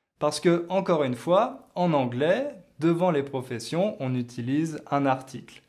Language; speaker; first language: French; native; French